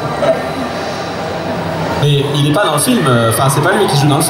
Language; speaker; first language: French; native; French